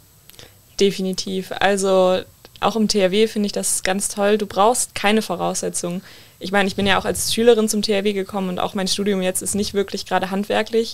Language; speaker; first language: German; native; German